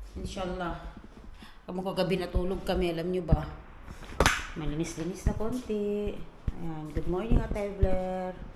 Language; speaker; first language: Filipino; native; Filipino